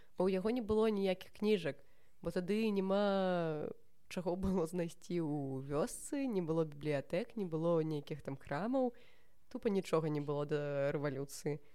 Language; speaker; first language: Belarusian; non-native, local second language; Russian